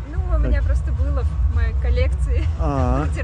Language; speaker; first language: Russian; native; Russian